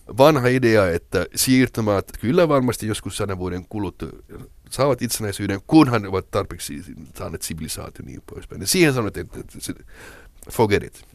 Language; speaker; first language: Finnish; non-native, local second language; Swedish